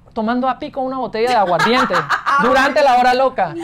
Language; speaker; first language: Spanish; non-native, fluent; English